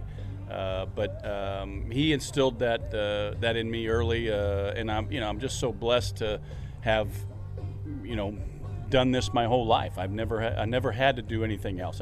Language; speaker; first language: English; native; English